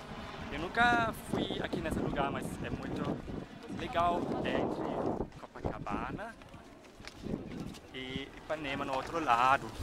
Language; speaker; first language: Portuguese; non-native, fluent; German